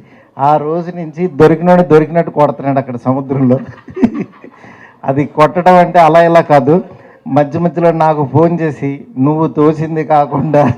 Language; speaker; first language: Telugu; native; Telugu